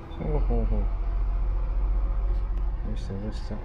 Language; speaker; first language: Korean; non-native, learner; Japanese